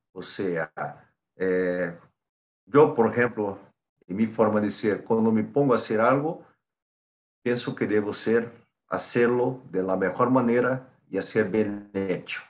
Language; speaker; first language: Spanish; non-native, fluent; Portuguese